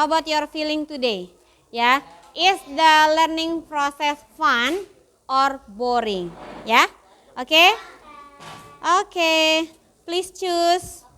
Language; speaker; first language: English; non-native, fluent; Indonesian